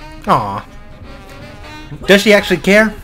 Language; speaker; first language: English; native; English